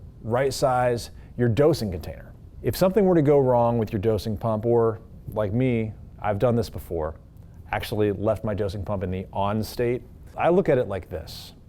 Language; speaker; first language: English; native; English